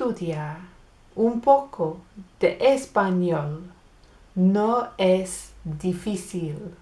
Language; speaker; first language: Spanish; non-native, learner; English